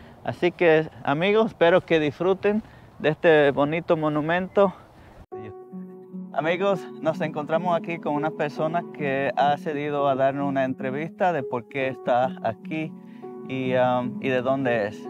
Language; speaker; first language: Spanish; native; Spanish